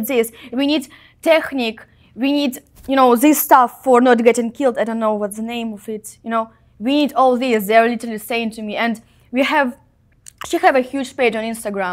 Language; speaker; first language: English; non-native, fluent; Ukrainian